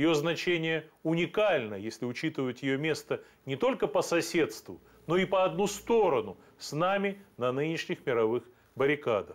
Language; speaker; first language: Russian; native; Russian